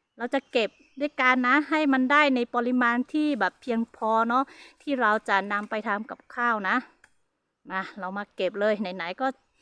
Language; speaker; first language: Thai; non-native, local second language; Hmong